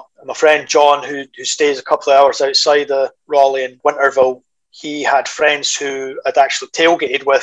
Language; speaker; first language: English; native; English